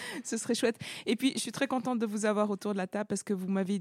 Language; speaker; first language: French; native; French